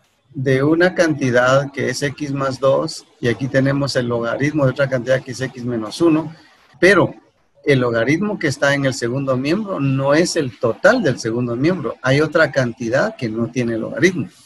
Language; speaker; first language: Spanish; native; Spanish